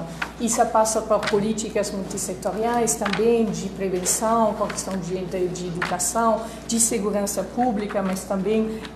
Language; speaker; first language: Portuguese; non-native, fluent; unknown